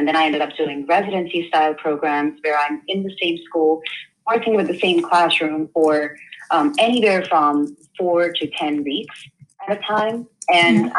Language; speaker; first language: English; non-native, local second language; Hindi